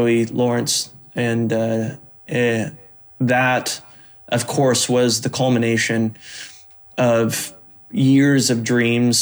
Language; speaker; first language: English; native; English